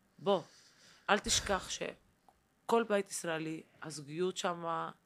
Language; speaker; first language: Hebrew; non-native, local second language; Arabic